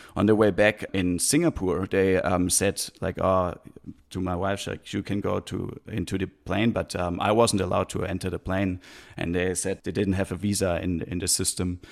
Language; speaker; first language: English; non-native, fluent; German